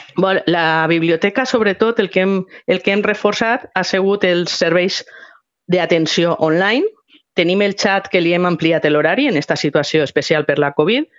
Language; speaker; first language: Catalan; native; Catalan